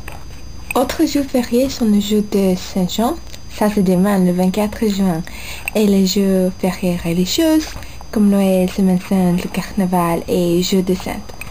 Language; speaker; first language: French; non-native, learner; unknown